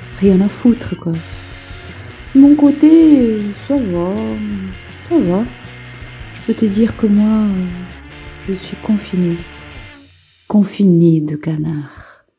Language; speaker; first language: French; non-native, local second language; Portuguese